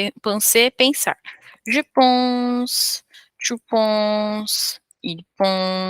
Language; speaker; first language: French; non-native, fluent; Portuguese